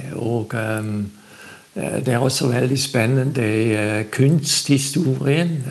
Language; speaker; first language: Norwegian; non-native, fluent; German